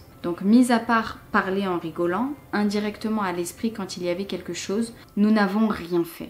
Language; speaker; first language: French; native; French